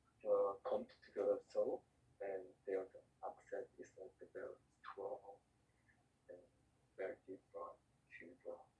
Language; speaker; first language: English; non-native, learner; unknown